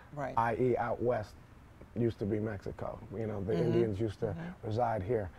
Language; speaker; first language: English; native; English